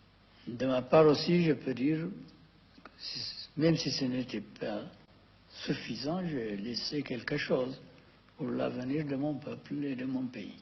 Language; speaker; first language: French; non-native, fluent; Amharic